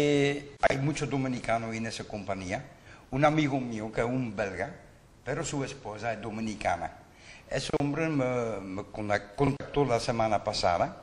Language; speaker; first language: Spanish; non-native, learner; Dutch